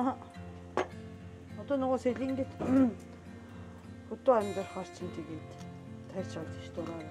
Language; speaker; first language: Mongolian; non-native, fluent; Japanese